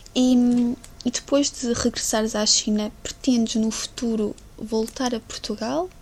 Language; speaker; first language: Portuguese; native; Portuguese